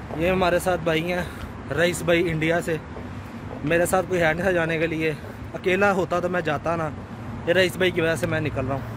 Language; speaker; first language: Urdu; non-native, local second language; Punjabi